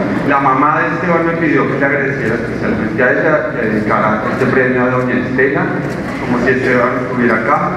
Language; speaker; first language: Spanish; native; Spanish